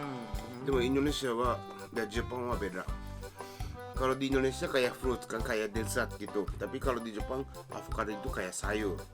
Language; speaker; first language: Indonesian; non-native, fluent; Japanese